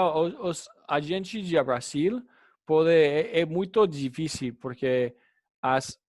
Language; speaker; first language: Portuguese; non-native, learner; English